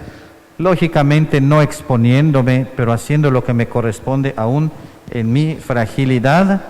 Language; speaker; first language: Spanish; native; Spanish